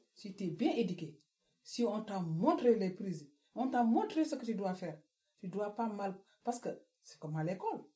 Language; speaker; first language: French; non-native, local second language; Wolof